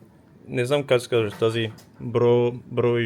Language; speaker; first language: Bulgarian; non-native, learner; English